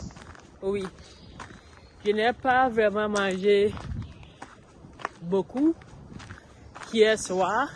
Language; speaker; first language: French; non-native, learner; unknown